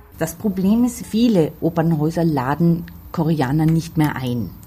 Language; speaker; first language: German; native; German